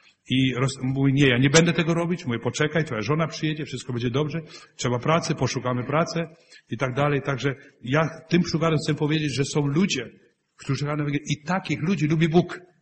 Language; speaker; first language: Polish; non-native, fluent; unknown